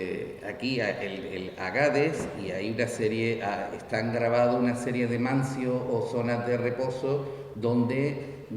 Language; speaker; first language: Spanish; native; Spanish